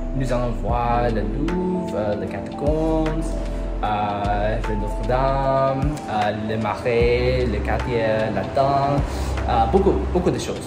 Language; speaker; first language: French; non-native, learner; English